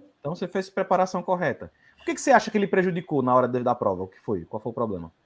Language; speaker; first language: Portuguese; native; Portuguese